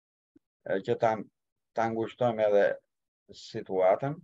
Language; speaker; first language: Albanian; native; Albanian